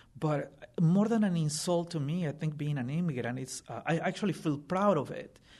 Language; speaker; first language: English; non-native, fluent; Spanish